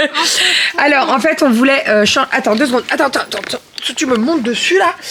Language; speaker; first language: French; native; French